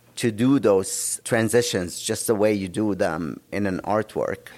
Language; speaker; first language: English; non-native, fluent; Arabic